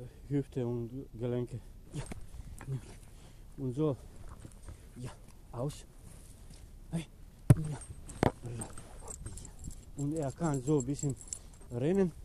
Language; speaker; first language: German; non-native, learner; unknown